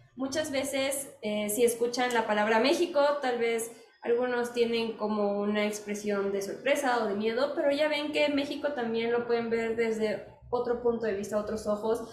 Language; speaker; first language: Spanish; native; Spanish